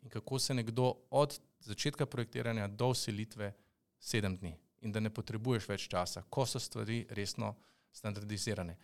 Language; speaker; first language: Slovenian; native; Slovenian